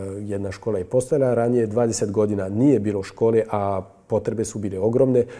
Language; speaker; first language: Bosnian; non-native, fluent; French